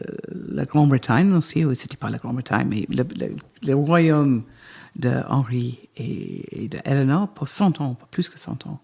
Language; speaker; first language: French; non-native, fluent; English